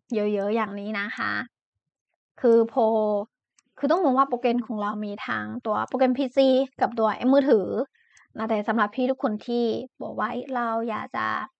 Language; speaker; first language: Thai; non-native, fluent; Chinese